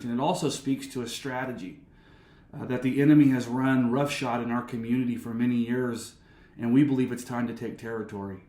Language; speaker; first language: English; native; English